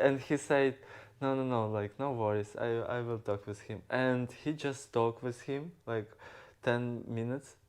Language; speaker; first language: English; non-native, learner; Ukrainian